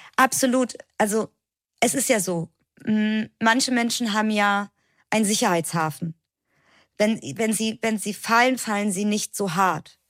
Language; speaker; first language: German; early bilingual, other home language; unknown